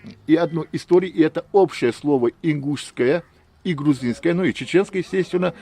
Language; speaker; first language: Russian; non-native, local second language; Ingush